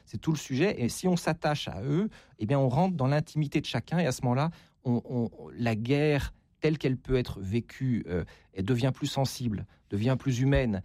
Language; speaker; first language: French; native; French